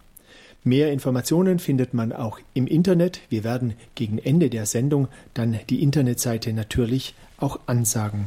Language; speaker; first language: German; native; German